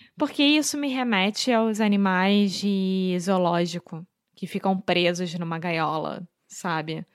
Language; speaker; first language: Portuguese; native; Portuguese